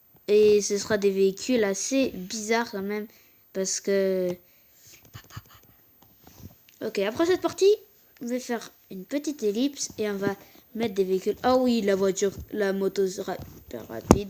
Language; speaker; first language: French; native; French